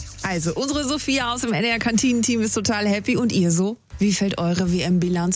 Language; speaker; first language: German; native; German